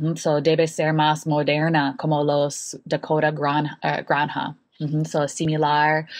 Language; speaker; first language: Spanish; non-native, learner; English